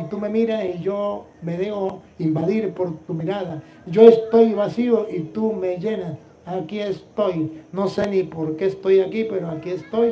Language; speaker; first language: Spanish; native; Spanish